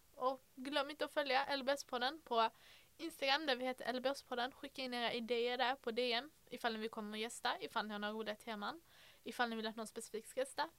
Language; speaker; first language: Swedish; native; Swedish